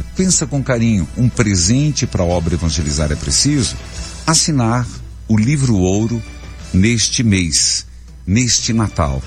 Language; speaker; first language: Portuguese; native; Portuguese